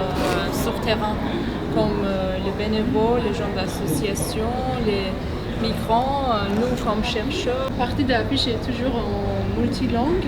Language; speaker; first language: French; non-native, fluent; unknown